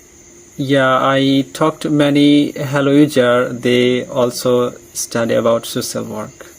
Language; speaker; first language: English; non-native, learner; Bangla